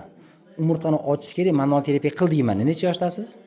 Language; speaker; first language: Uzbek; native; Uzbek